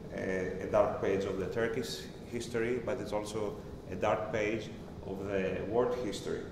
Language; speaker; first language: English; non-native, fluent; Greek